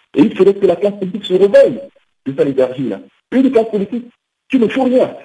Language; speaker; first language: French; non-native, local second language; Sango